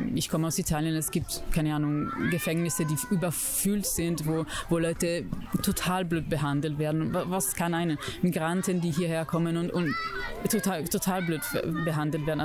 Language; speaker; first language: German; non-native, fluent; Italian